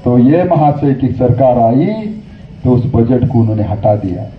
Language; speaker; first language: Hindi; non-native, local second language; Marathi